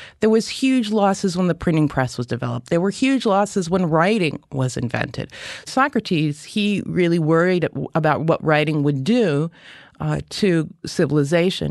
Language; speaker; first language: English; native; English